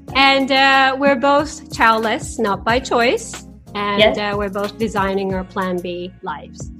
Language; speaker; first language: English; non-native, fluent; Japanese